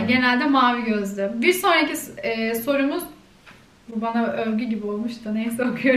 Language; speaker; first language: Turkish; native; Turkish